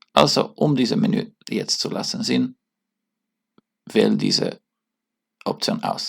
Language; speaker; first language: German; non-native, learner; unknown